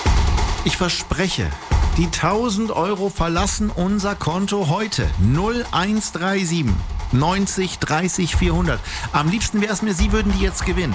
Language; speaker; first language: German; native; German